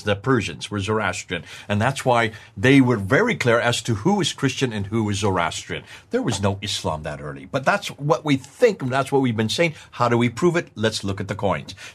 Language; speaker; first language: English; native; English